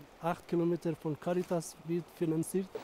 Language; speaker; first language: German; non-native, fluent; Persian